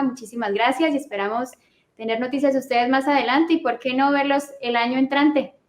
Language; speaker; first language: Spanish; native; Spanish